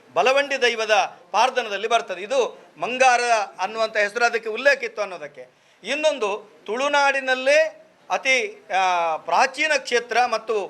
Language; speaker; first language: Kannada; non-native, local second language; Tulu